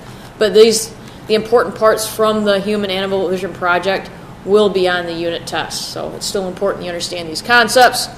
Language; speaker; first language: English; native; English